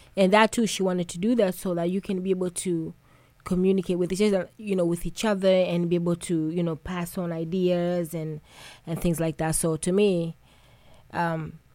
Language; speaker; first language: English; non-native, local second language; Swahili